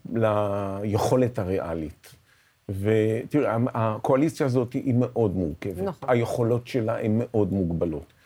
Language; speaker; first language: Hebrew; native; Hebrew